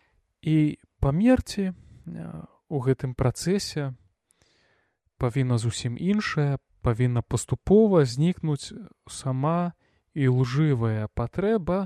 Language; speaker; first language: Belarusian; non-native, local second language; Russian